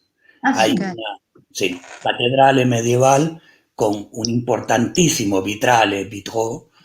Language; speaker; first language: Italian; non-native, learner; Spanish